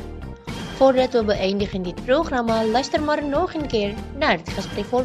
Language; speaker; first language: Dutch; non-native, learner; Indonesian